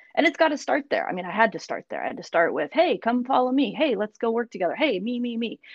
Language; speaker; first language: English; native; English